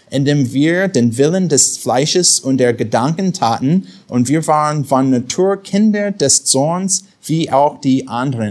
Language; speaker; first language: German; non-native, fluent; English